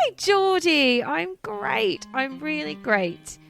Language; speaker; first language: English; native; English